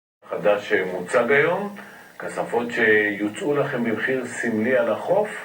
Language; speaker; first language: Hebrew; native; Hebrew